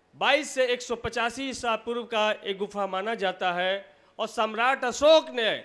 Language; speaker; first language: Hindi; native; Hindi